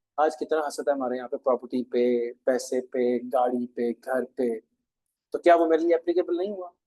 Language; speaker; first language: Urdu; non-native, local second language; Punjabi